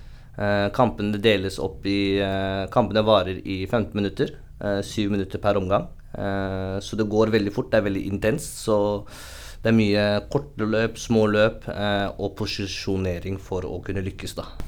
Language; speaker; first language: Norwegian; native; Norwegian